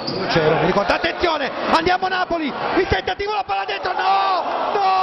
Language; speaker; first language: Italian; native; Italian